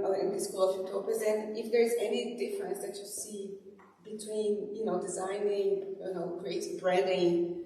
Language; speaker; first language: English; non-native, fluent; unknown